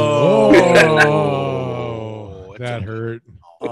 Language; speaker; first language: English; native; English